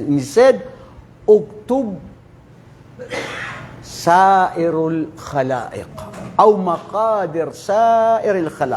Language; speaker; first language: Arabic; non-native, fluent; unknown